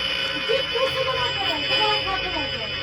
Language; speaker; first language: Turkish; native; Turkish